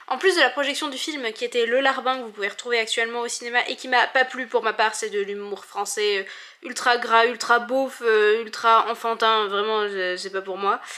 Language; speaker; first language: French; native; French